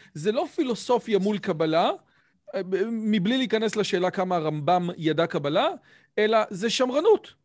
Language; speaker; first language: Hebrew; native; Hebrew